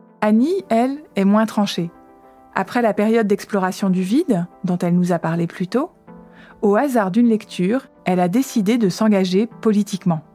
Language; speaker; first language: French; native; French